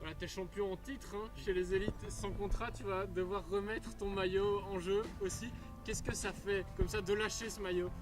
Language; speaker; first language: French; native; French